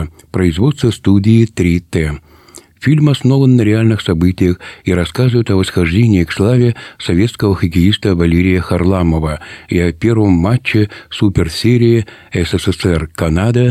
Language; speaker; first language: Russian; native; Russian